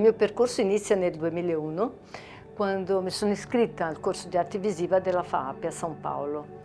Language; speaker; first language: Italian; non-native, fluent; Portuguese